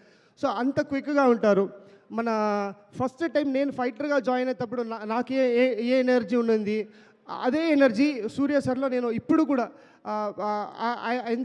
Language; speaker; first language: Telugu; non-native, learner; Kannada